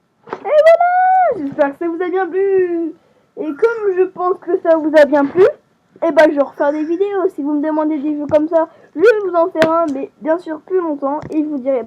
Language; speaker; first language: French; native; French